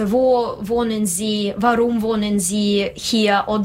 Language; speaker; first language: German; non-native, learner; Russian